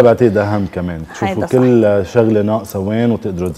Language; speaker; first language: Arabic; native; Arabic